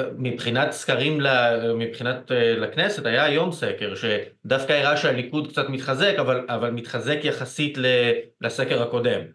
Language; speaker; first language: Hebrew; native; Hebrew